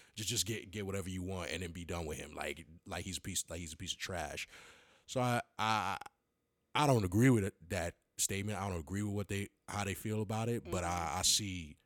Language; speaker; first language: English; native; English